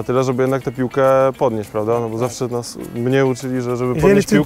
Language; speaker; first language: Polish; native; Polish